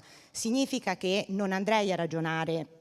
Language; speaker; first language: Italian; native; Italian